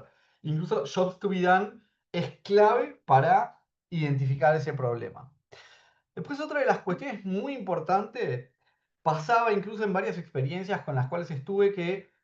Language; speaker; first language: Spanish; native; Spanish